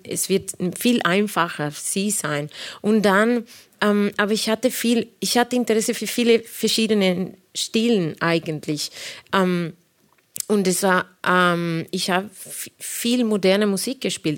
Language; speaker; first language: German; non-native, fluent; Spanish